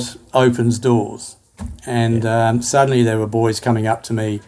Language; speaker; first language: English; native; English